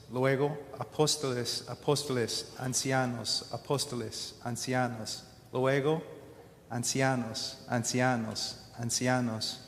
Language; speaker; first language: Spanish; non-native, fluent; English